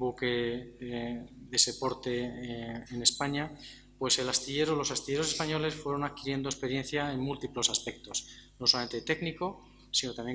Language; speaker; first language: Spanish; native; Spanish